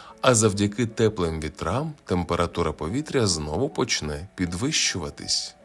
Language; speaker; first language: Ukrainian; native; Ukrainian